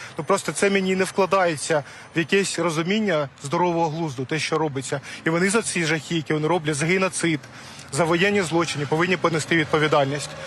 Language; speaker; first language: Ukrainian; native; Ukrainian